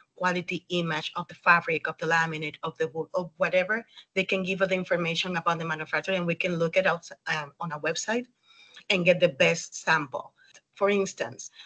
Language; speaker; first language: English; non-native, fluent; Spanish